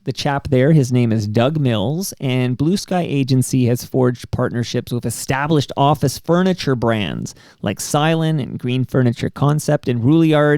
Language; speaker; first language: English; native; English